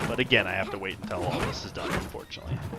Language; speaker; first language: English; native; English